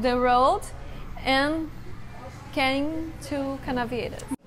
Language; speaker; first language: English; non-native, learner; Portuguese